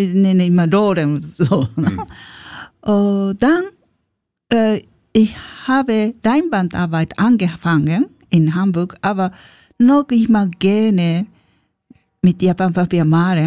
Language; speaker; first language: German; non-native, learner; Japanese